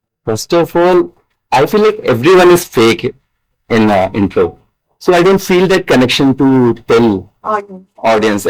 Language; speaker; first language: Telugu; non-native, learner; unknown